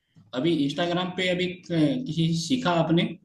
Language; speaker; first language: Hindi; native; Hindi